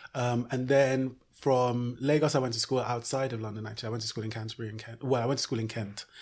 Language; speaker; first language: English; early bilingual, other home language; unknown